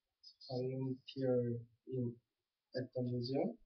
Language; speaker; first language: English; non-native, learner; Korean